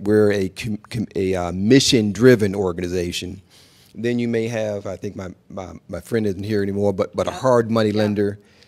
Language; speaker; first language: English; native; English